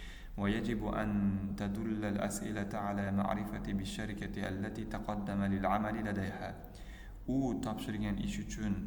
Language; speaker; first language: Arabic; non-native, fluent; Uzbek